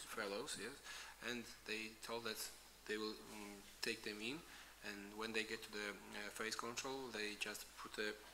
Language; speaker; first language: English; non-native, fluent; Georgian